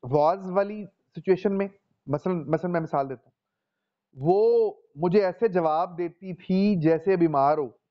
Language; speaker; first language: Urdu; non-native, local second language; Punjabi